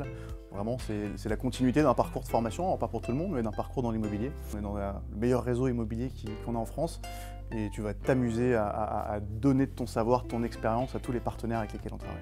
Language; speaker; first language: French; native; French